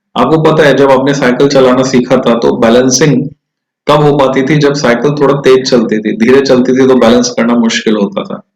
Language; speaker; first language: Hindi; native; Hindi